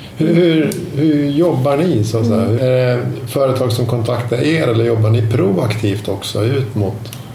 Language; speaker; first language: Swedish; native; Swedish